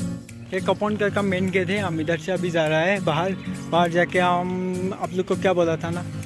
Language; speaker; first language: Hindi; non-native, local second language; Assamese